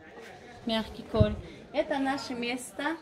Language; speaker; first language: Russian; non-native, local second language; Tajik